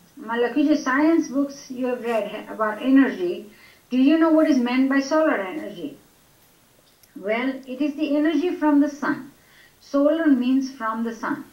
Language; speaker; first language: English; non-native, local second language; Gujarati